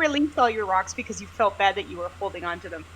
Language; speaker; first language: English; native; English